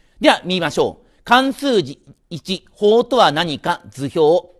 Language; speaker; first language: Japanese; native; Japanese